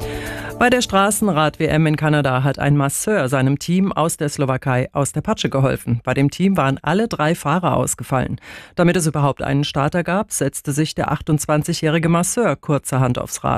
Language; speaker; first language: German; native; German